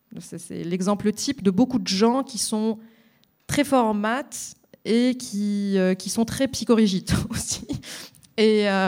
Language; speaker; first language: French; non-native, local second language; Arabic